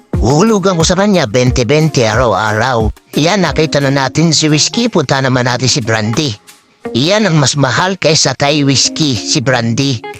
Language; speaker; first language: Filipino; native; Filipino